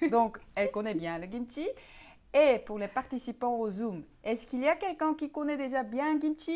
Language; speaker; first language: French; non-native, fluent; Korean